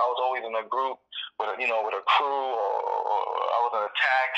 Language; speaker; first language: English; early bilingual, other home language; Spanish